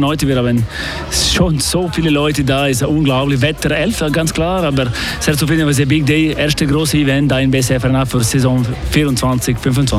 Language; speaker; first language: German; non-native, local second language; French